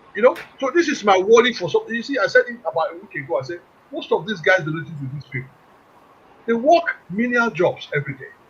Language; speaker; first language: English; non-native, local second language; Yoruba